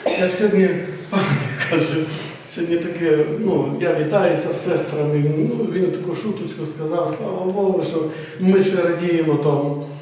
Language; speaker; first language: Ukrainian; native; Ukrainian